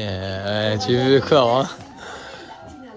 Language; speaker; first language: French; native; French